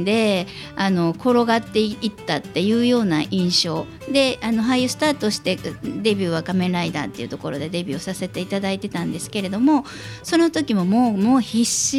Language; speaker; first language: Japanese; native; Japanese